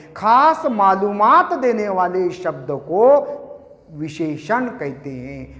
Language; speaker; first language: Hindi; non-native, local second language; Marathi